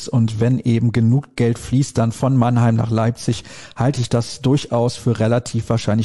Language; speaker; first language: German; native; German